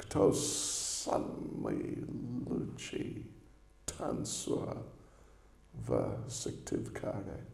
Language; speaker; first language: Russian; non-native, learner; English